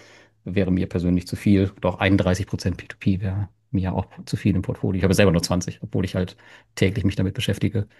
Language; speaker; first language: German; native; German